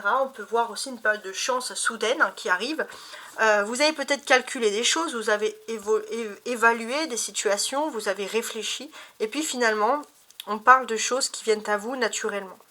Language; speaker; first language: French; native; French